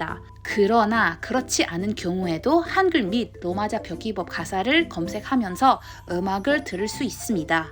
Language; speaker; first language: Korean; non-native, learner; Indonesian